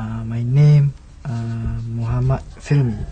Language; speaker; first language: English; non-native, learner; Malay